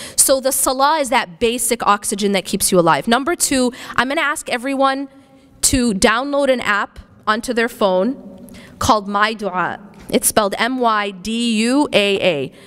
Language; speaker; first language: English; native; English